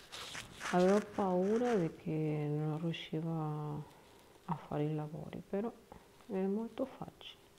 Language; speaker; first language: Italian; non-native, learner; Spanish